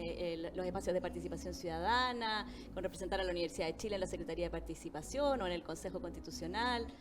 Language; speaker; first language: Spanish; native; Spanish